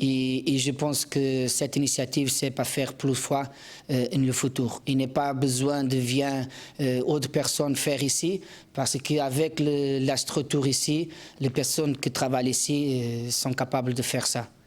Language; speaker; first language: French; non-native, learner; Portuguese